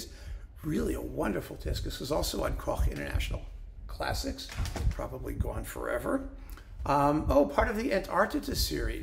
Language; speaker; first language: English; native; English